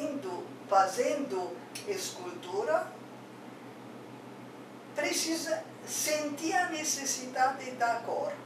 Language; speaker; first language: Portuguese; non-native, fluent; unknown